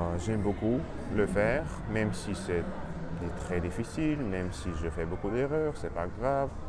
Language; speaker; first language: French; non-native, learner; Russian